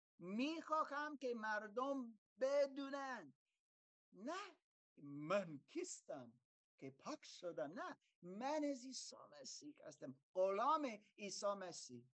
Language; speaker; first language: Persian; non-native, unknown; German